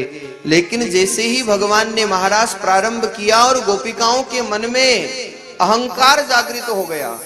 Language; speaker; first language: Hindi; native; Hindi